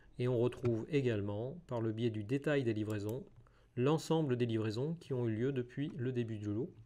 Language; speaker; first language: French; native; French